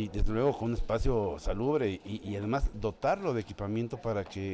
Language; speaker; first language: Spanish; native; Spanish